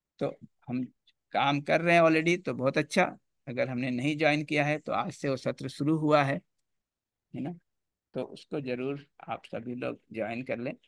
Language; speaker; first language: Hindi; native; Hindi